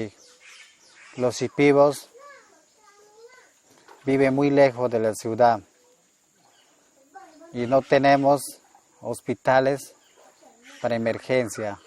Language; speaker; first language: Spanish; non-native, local second language; Shipibo-Conibo